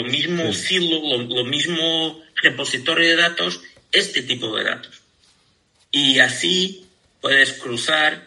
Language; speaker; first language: Spanish; non-native, fluent; Portuguese